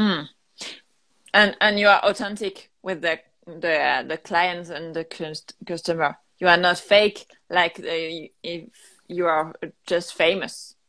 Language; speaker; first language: English; non-native, learner; French